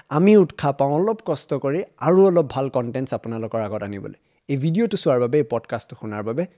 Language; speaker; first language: Assamese; native; Assamese